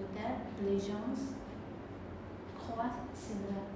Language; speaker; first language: French; non-native, learner; Khmer